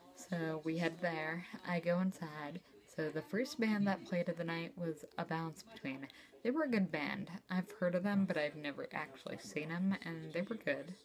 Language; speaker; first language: English; native; English